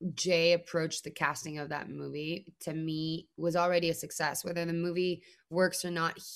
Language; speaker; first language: English; non-native, fluent; Spanish